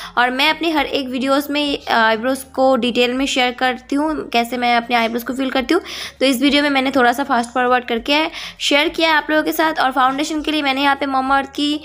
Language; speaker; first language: Hindi; non-native, local second language; Bangla